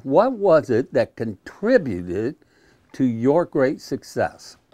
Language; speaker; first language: English; native; English